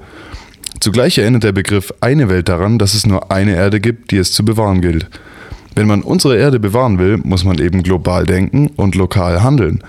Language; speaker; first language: German; native; German